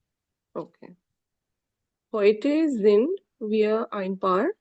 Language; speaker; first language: German; non-native, learner; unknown